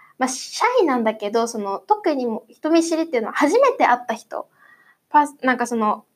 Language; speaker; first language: Japanese; native; Japanese